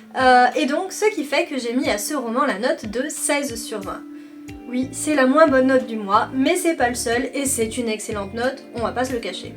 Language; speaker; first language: French; native; French